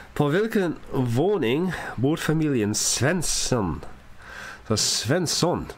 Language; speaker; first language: Swedish; non-native, learner; English